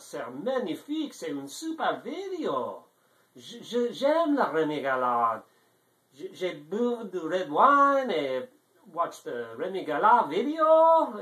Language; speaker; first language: French; non-native, learner; English